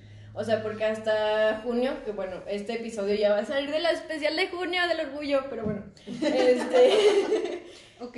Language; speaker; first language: Spanish; native; Spanish